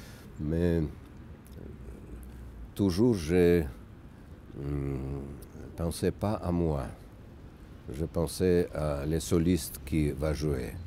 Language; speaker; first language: French; non-native, learner; Russian